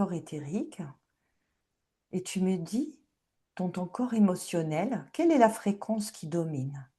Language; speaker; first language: French; native; French